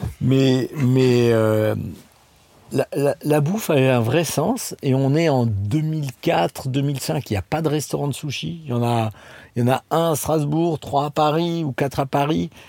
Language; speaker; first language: French; native; French